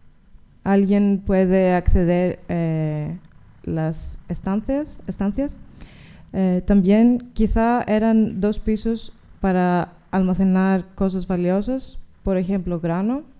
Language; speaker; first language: Spanish; non-native, learner; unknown